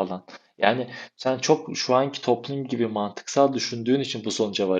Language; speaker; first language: Turkish; native; Turkish